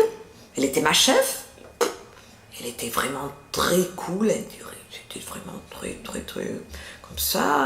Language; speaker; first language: French; non-native, fluent; Portuguese